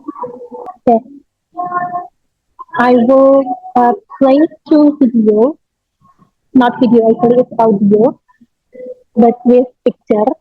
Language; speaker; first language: English; non-native, learner; Indonesian